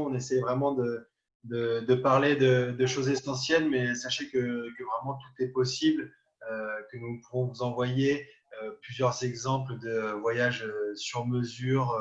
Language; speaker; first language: French; native; French